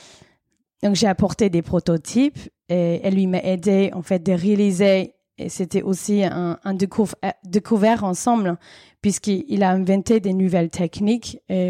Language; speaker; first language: French; non-native, fluent; English